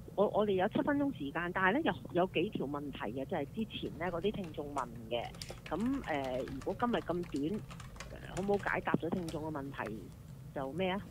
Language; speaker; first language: Cantonese; native; Cantonese